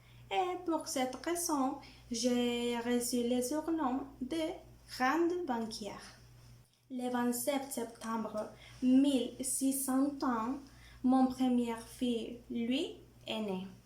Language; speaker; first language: French; non-native, learner; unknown